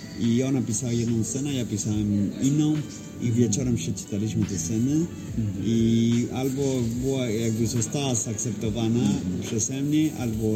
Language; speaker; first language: Polish; non-native, fluent; Spanish